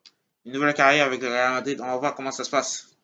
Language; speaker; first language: French; native; French